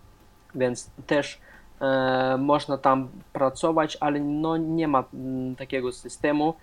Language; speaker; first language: Polish; non-native, fluent; Russian